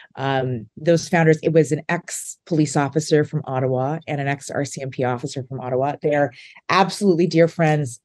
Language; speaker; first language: English; native; English